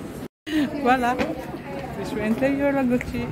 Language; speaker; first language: French; non-native, learner; Filipino